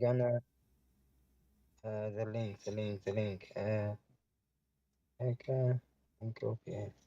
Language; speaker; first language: English; non-native, fluent; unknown